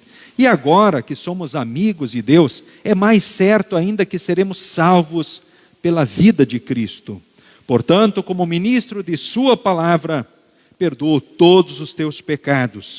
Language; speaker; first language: Portuguese; native; Portuguese